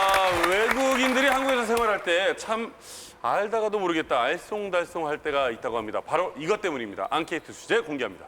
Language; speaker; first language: Korean; native; Korean